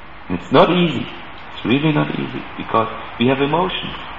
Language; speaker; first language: English; non-native, fluent; German